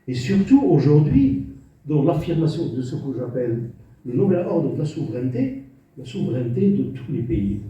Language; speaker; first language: French; non-native, local second language; Arabic